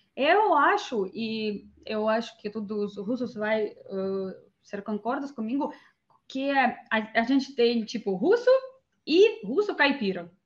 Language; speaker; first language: Portuguese; non-native, learner; Russian